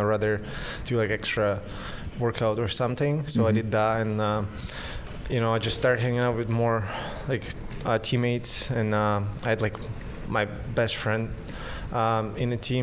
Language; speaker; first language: English; non-native, fluent; Russian